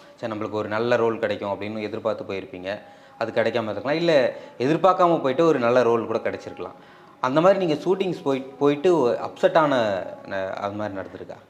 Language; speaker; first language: Tamil; native; Tamil